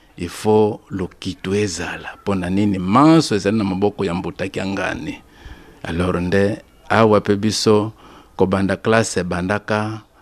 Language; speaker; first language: Lingala; non-native, local second language; Kongo